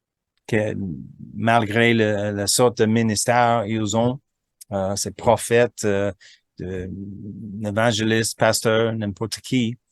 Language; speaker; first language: French; non-native, fluent; English